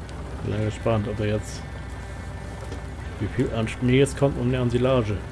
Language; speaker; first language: German; native; German